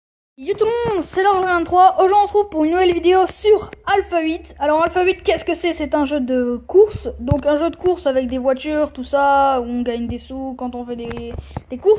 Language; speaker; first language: French; native; French